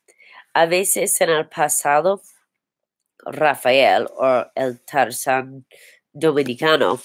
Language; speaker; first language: Spanish; non-native, learner; English